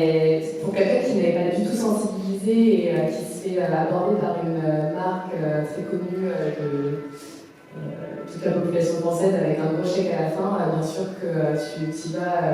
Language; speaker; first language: French; native; French